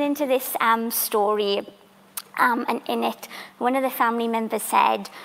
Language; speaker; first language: English; native; English